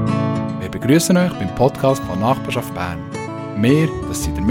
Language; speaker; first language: German; native; German